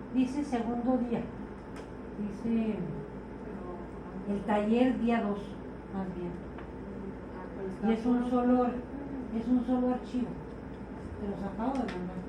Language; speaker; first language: Spanish; native; Spanish